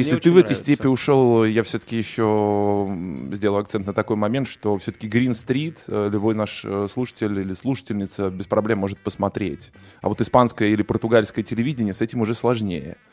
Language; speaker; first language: Russian; native; Russian